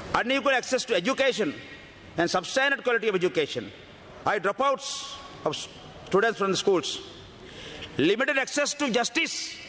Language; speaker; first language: English; non-native, local second language; Tamil